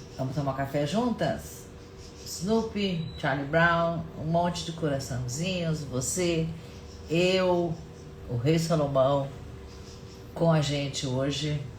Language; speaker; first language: Portuguese; non-native, fluent; German